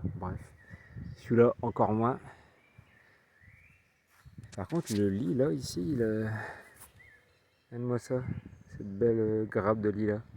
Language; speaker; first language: French; native; French